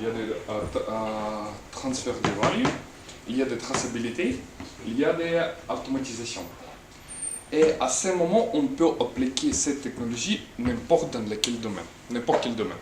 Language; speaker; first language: French; non-native, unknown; Russian